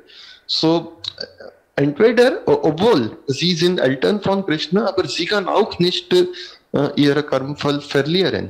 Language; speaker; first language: German; non-native, learner; Hindi